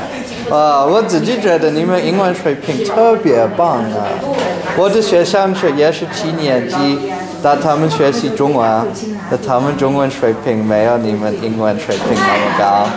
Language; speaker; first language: Chinese; non-native, learner; English